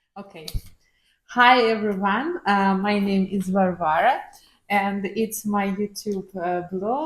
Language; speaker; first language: English; non-native, learner; Ukrainian